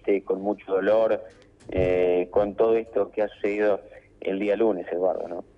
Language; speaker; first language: Spanish; native; Spanish